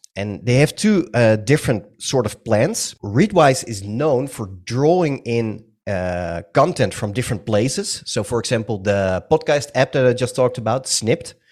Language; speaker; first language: English; non-native, fluent; Dutch